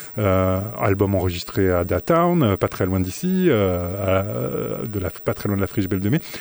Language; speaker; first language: French; native; French